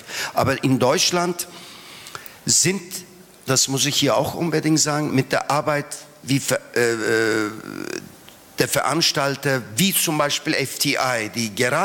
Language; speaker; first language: German; non-native, fluent; Turkish